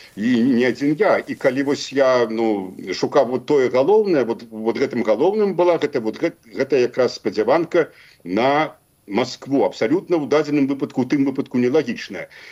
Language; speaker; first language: Belarusian; native; Belarusian